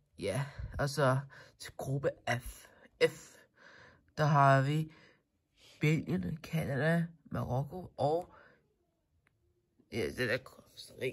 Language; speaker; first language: Danish; non-native, learner; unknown